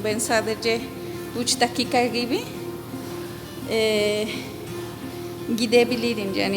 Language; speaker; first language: Turkish; non-native, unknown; Spanish